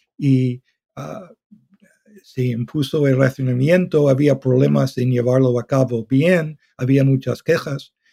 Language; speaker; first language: Spanish; non-native, fluent; English